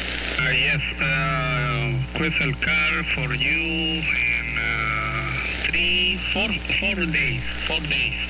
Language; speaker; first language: English; non-native, learner; Spanish